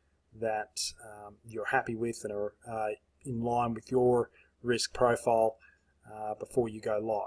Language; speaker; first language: English; native; English